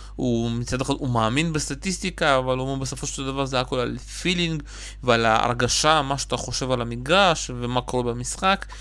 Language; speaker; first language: Hebrew; early bilingual, other home language; Russian